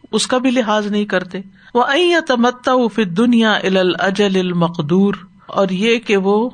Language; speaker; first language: Urdu; native; Urdu